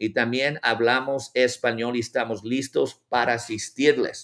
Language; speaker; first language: Spanish; early bilingual, heritage; Spanish